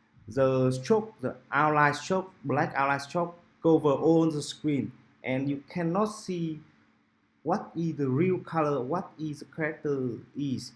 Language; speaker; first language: English; non-native, local second language; Vietnamese